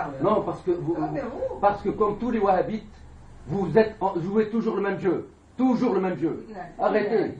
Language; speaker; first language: French; non-native, fluent; Arabic